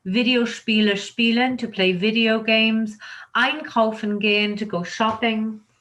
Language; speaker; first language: German; non-native, fluent; English